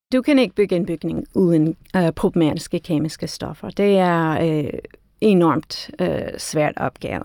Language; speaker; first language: Danish; non-native, fluent; English